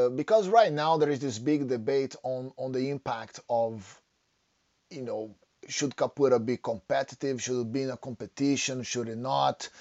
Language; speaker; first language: English; non-native, fluent; Portuguese